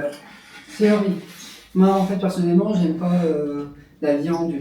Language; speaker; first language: French; non-native, local second language; Arabic